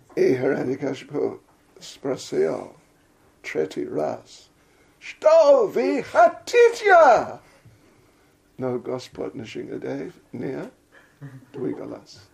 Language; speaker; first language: Russian; non-native, fluent; English